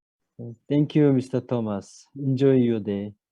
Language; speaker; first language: English; non-native, fluent; Korean